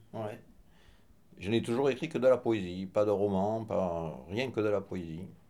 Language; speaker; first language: French; native; French